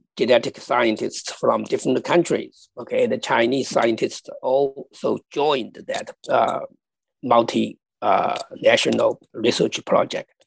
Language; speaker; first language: English; non-native, fluent; Chinese